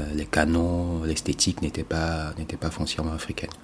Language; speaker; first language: French; non-native, local second language; Ewe